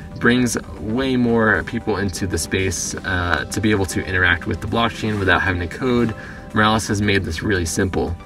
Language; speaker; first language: English; native; English